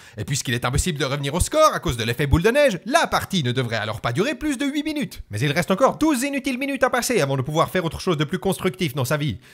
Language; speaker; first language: French; native; French